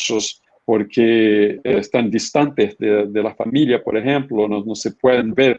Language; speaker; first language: Spanish; non-native, fluent; Portuguese